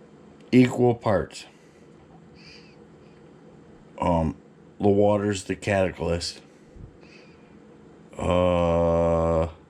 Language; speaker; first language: English; native; English